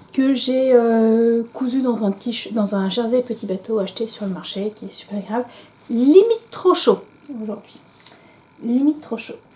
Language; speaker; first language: French; native; French